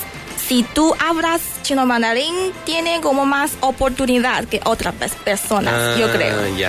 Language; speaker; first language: Spanish; non-native, learner; Chinese